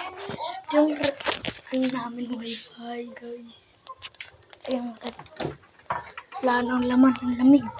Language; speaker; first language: Filipino; native; Filipino